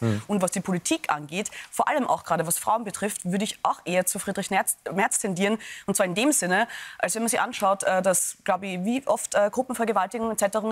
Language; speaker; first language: German; native; German